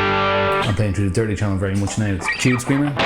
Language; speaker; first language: English; native; English